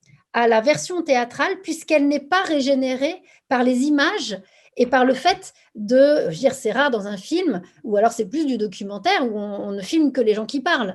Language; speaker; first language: French; native; French